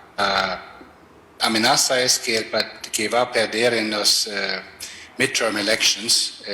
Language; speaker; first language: Spanish; non-native, fluent; German